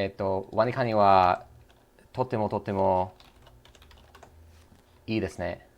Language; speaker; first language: Japanese; non-native, learner; English